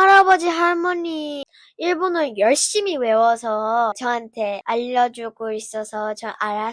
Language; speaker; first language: Korean; early bilingual, heritage; Korean